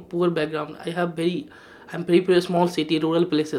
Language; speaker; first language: English; non-native, local second language; Hindi